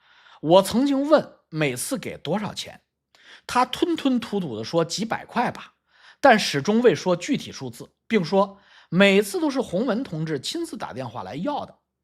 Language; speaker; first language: Chinese; native; Chinese